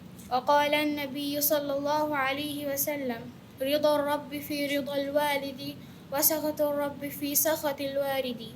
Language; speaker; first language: Arabic; non-native, learner; Bangla